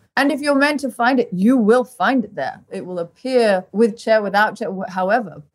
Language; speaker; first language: English; early bilingual, other home language; Portuguese